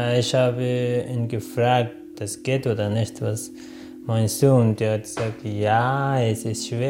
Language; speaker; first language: German; non-native, learner; Persian